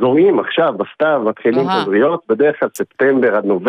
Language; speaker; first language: Hebrew; native; Hebrew